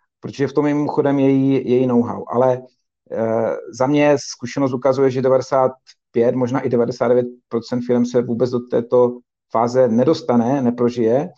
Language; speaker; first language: Czech; native; Czech